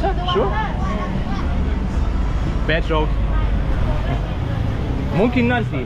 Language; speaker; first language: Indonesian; non-native, learner; German